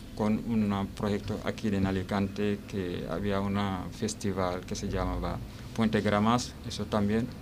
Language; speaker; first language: Spanish; non-native, learner; Wolof